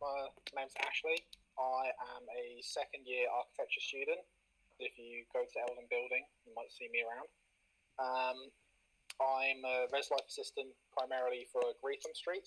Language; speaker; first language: English; native; English